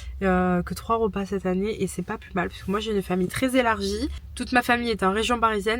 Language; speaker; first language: French; native; French